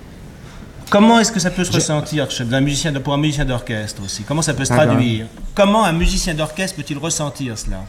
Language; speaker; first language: French; native; French